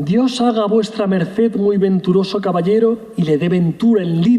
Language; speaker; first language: Spanish; native; Spanish